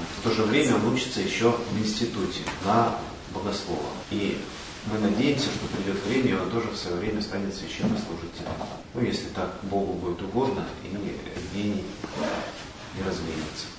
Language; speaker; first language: Russian; native; Russian